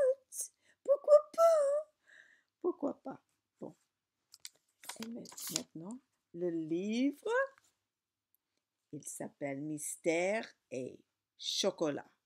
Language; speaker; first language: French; non-native, learner; English